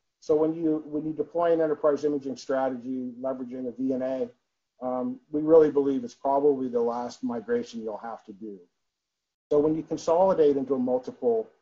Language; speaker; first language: English; native; English